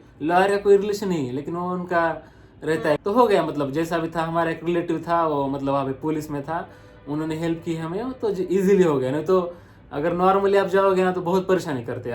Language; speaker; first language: Hindi; non-native, local second language; Marathi